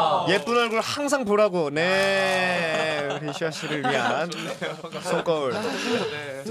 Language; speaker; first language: Korean; native; Korean